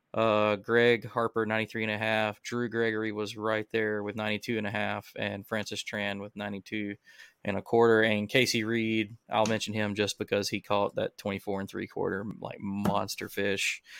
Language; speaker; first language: English; native; English